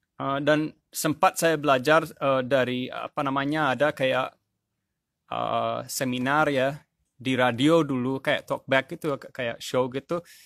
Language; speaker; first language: Indonesian; non-native, fluent; English